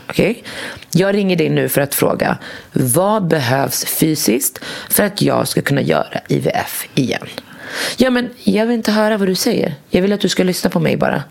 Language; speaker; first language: Swedish; early bilingual, other home language; Arabic